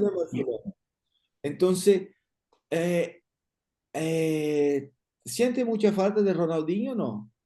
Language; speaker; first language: Spanish; non-native, fluent; Portuguese